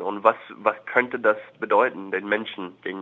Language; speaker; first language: German; non-native, fluent; English